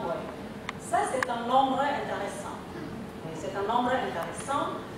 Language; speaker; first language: French; non-native, fluent; Indonesian